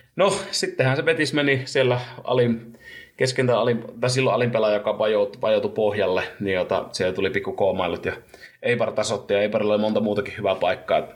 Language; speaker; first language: Finnish; native; Finnish